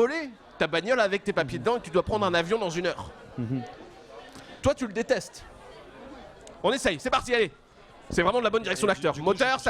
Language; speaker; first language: French; native; French